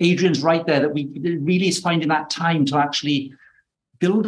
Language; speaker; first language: English; native; English